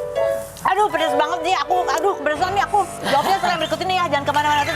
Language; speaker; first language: Indonesian; native; Indonesian